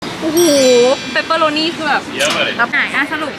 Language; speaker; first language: Thai; native; Thai